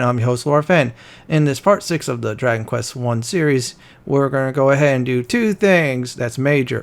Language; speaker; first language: English; native; English